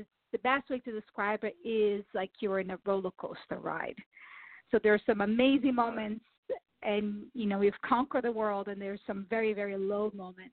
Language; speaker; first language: English; non-native, fluent; Portuguese